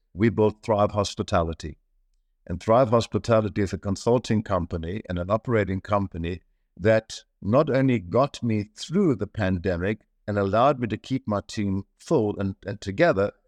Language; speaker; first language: English; native; English